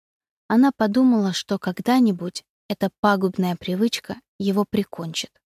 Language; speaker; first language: Russian; native; Russian